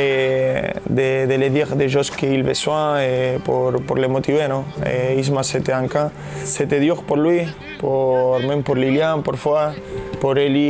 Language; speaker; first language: French; non-native, fluent; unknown